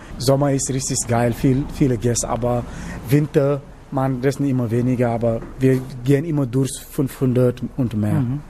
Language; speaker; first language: German; non-native, learner; Wolof